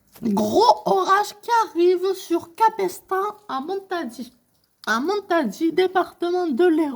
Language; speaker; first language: French; native; French